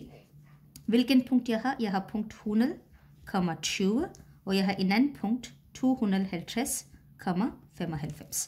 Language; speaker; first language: Danish; non-native, fluent; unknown